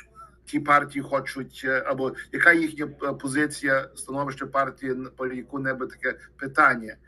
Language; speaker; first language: Ukrainian; early bilingual, heritage; Ukrainian